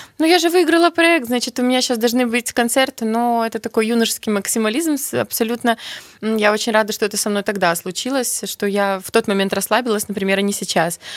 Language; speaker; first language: Russian; native; Russian